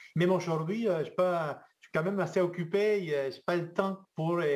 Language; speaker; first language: French; non-native, fluent; Spanish